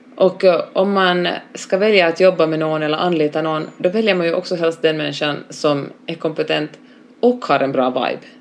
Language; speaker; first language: Swedish; native; Swedish